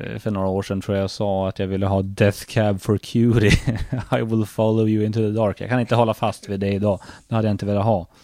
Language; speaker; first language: Swedish; native; Swedish